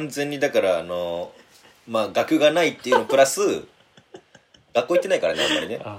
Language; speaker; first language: Japanese; native; Japanese